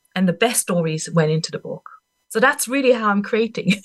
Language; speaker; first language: English; non-native, fluent; German